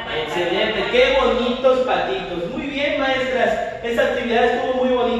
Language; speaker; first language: Spanish; native; Spanish